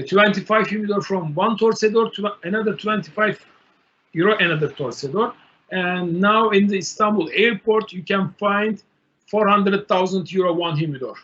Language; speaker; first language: English; non-native, learner; Turkish